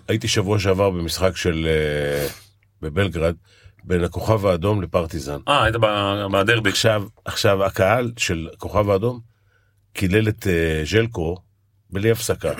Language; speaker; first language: Hebrew; native; Hebrew